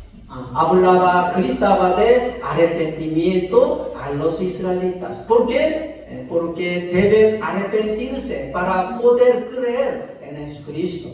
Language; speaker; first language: Spanish; non-native, fluent; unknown